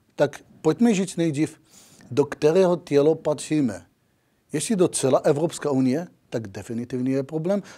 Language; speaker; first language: Czech; non-native, learner; Hebrew